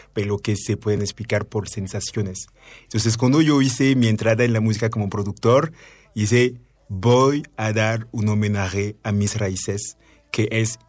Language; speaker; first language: Spanish; non-native, fluent; French